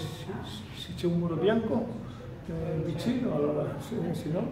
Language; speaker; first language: Italian; non-native, fluent; Spanish